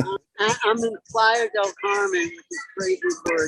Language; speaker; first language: English; native; English